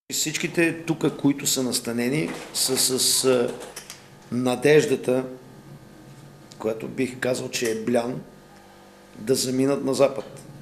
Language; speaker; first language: Bulgarian; native; Bulgarian